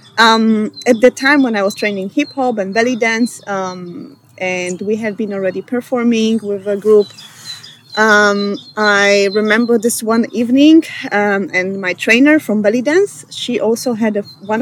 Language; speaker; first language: English; non-native, fluent; Polish